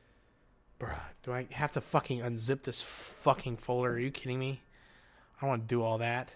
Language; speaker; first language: English; native; English